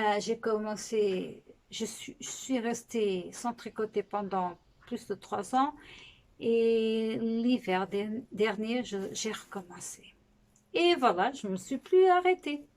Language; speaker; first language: French; non-native, fluent; Portuguese